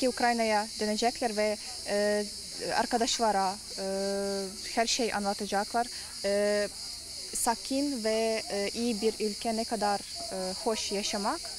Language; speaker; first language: Turkish; non-native, fluent; Ukrainian